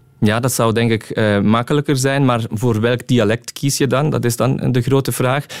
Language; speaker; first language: Dutch; non-native, local second language; German